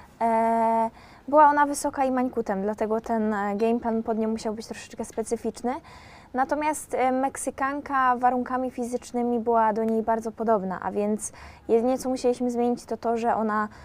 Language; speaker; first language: Polish; native; Polish